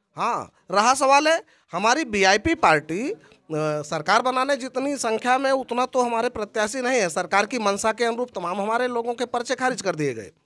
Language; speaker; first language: Hindi; native; Hindi